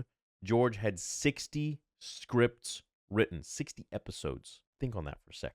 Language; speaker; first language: English; native; English